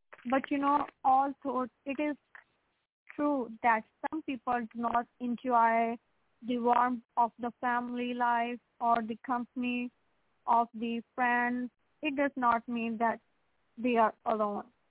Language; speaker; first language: English; non-native, local second language; Punjabi